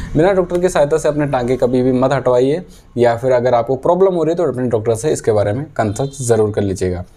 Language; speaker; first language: Hindi; native; Hindi